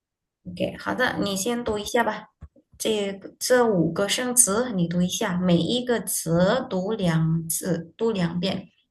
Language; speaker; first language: Chinese; non-native, fluent; Indonesian